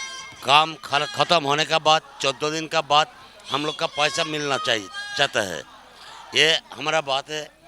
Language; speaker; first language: Hindi; non-native, local second language; Bangla